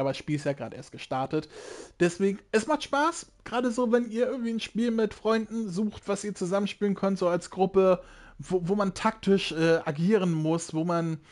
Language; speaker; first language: German; native; German